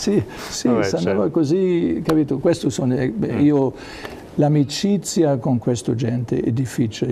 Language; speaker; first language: Italian; non-native, learner; German